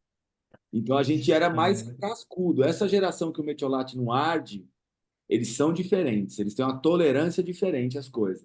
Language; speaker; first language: Portuguese; native; Portuguese